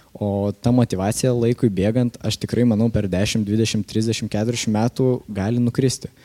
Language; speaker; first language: Lithuanian; native; Lithuanian